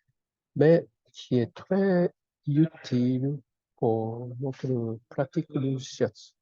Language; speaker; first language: French; non-native, fluent; Japanese